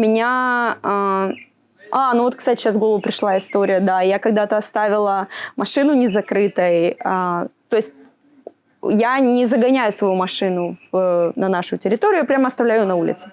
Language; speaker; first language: Russian; native; Russian